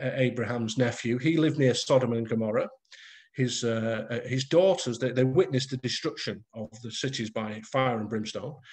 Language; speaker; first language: English; native; English